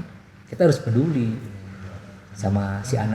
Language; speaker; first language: Indonesian; non-native, local second language; Banjar